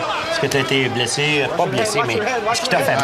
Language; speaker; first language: French; native; French